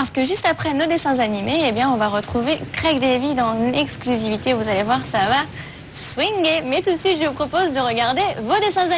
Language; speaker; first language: French; native; French